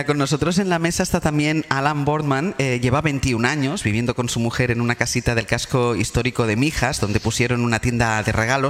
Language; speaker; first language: Spanish; native; Spanish